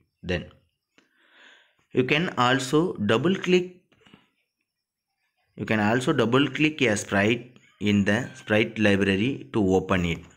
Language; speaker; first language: English; non-native, local second language; Tamil